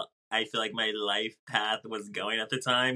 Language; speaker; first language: English; native; English